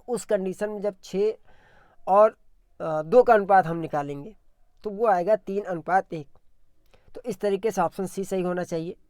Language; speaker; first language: Hindi; native; Hindi